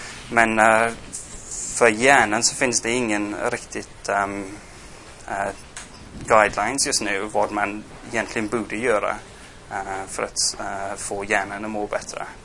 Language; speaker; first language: Swedish; non-native, fluent; English